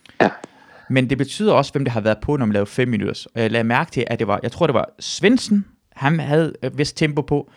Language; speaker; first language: Danish; early bilingual, other home language; Persian